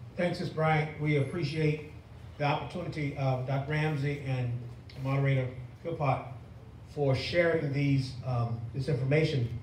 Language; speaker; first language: English; native; English